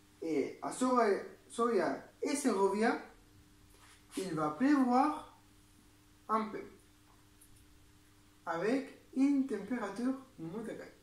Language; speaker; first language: French; non-native, learner; Spanish